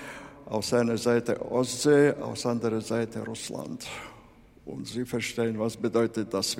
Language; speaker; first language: German; non-native, fluent; Latvian